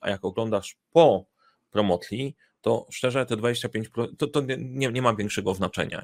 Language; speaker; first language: Polish; native; Polish